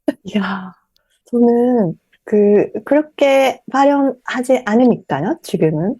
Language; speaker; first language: Korean; non-native, fluent; Japanese